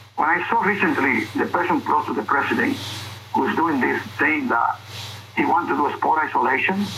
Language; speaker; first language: English; non-native, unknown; Spanish